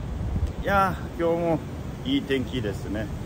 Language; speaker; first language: Japanese; non-native, fluent; Korean